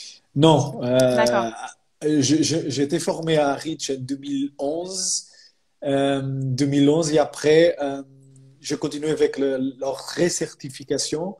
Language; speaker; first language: French; non-native, fluent; Portuguese